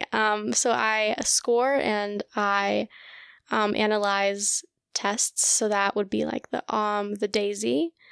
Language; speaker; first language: English; early bilingual, other home language; Russian